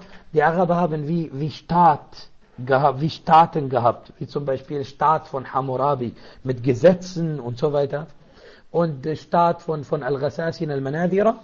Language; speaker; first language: German; non-native, fluent; Arabic